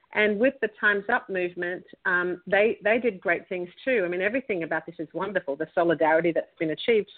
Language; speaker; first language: English; native; English